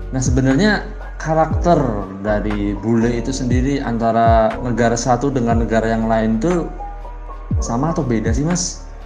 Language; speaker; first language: Indonesian; native; Indonesian